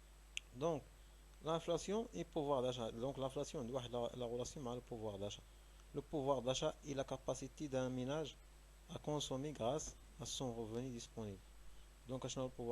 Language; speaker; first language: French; non-native, local second language; Arabic